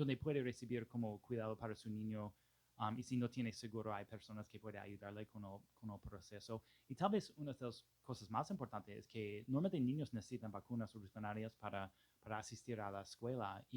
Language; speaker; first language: Spanish; non-native, fluent; English